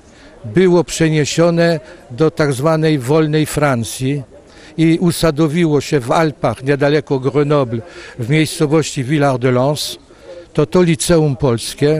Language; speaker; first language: Polish; early bilingual, heritage; Polish